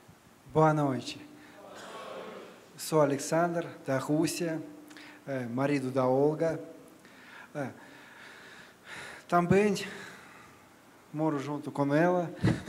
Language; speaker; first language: Portuguese; non-native, fluent; Russian